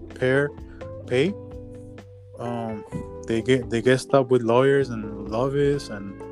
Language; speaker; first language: English; non-native, fluent; Spanish